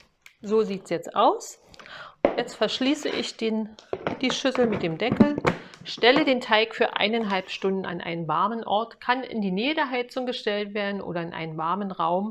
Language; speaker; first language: German; native; German